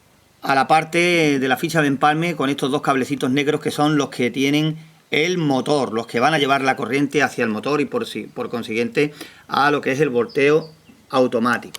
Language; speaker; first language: Spanish; native; Spanish